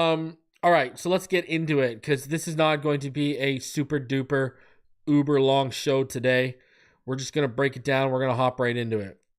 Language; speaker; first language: English; native; English